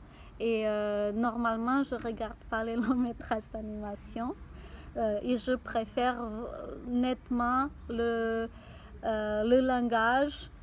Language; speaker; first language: French; non-native, fluent; Portuguese